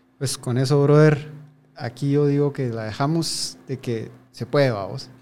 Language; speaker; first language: Spanish; native; Spanish